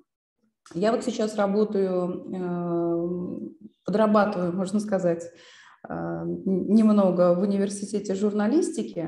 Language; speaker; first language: Russian; non-native, local second language; Uzbek